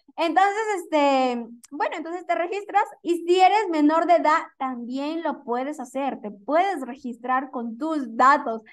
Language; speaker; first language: Spanish; native; Spanish